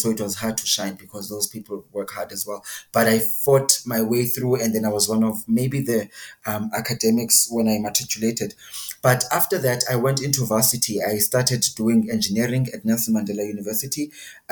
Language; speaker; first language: English; non-native, local second language; Xhosa